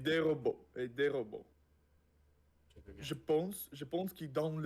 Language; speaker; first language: French; non-native, learner; Russian